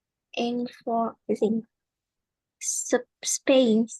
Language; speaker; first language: English; non-native, learner; Vietnamese